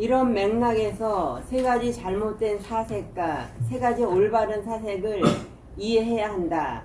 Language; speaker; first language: Korean; native; Korean